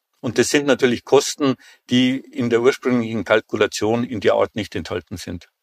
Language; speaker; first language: German; native; German